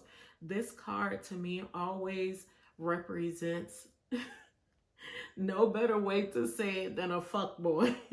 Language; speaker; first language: English; native; English